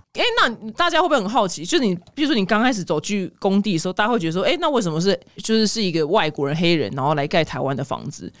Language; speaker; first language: Chinese; native; Chinese